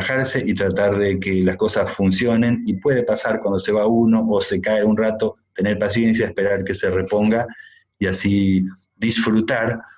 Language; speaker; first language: Spanish; native; Spanish